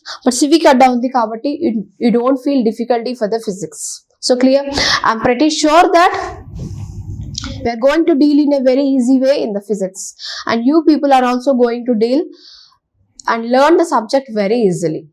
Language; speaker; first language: English; non-native, local second language; Telugu